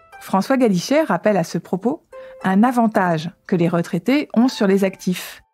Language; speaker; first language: French; native; French